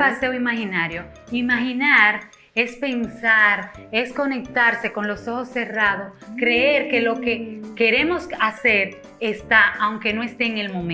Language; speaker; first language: Spanish; native; Spanish